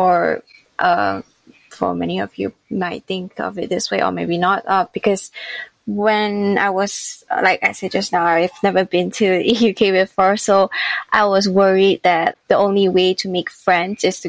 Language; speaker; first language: English; non-native, local second language; Chinese